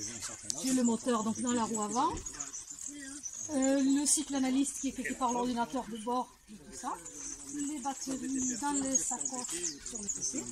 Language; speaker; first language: French; native; French